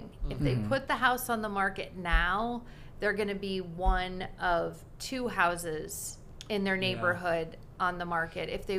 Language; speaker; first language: English; native; English